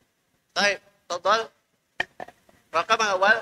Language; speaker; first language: Arabic; non-native, fluent; Indonesian